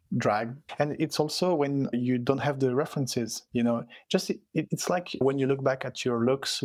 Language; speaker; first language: English; non-native, fluent; French